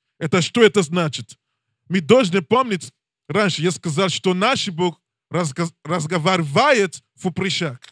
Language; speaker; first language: Russian; non-native, learner; English